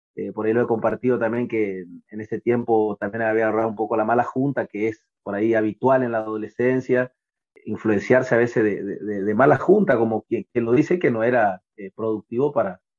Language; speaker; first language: Spanish; native; Spanish